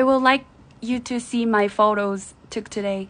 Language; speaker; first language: English; non-native, fluent; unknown